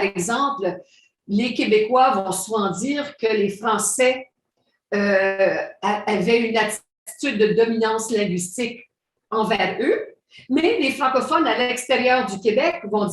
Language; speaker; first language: French; native; French